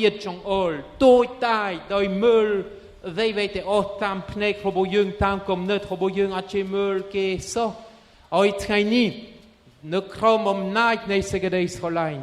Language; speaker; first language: Khmer; non-native, fluent; French